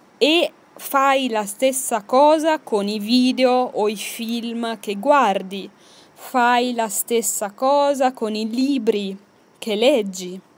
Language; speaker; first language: Italian; native; Italian